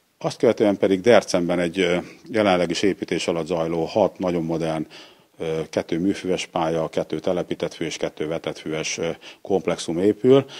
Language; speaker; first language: Hungarian; native; Hungarian